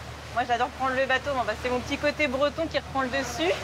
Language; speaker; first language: French; native; French